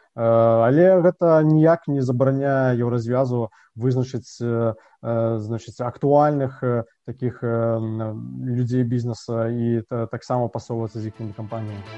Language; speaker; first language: Belarusian; native; Belarusian